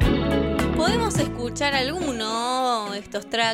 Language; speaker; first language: Spanish; native; Spanish